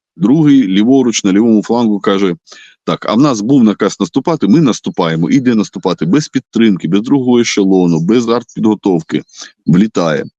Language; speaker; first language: Ukrainian; non-native, local second language; Russian